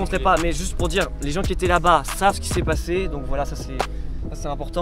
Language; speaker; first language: French; native; French